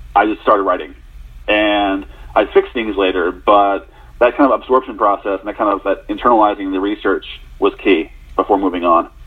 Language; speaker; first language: English; native; English